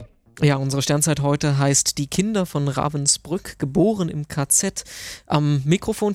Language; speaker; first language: German; native; German